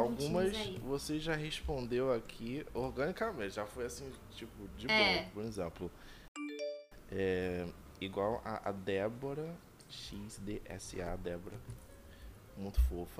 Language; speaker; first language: Portuguese; native; Portuguese